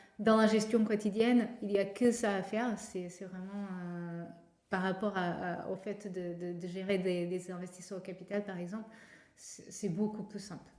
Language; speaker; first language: French; non-native, fluent; Portuguese